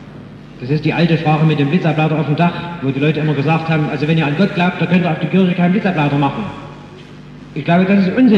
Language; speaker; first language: German; native; German